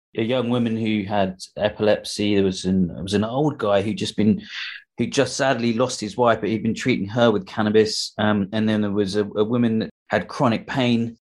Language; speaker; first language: English; early bilingual, other home language; Hindi